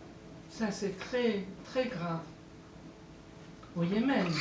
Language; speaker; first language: French; non-native, fluent; Persian